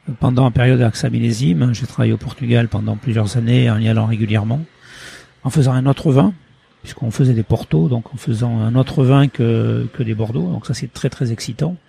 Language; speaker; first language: French; early bilingual, other home language; Portuguese